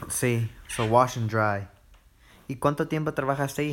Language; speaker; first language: Spanish; early bilingual, heritage; Spanish